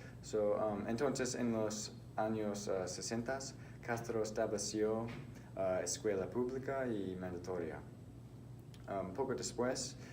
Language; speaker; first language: Spanish; non-native, learner; English